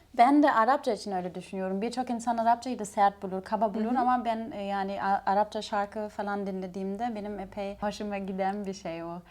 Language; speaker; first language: Turkish; non-native, fluent; German